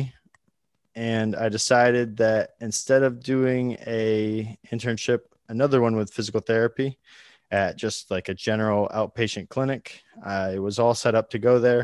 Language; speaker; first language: English; native; English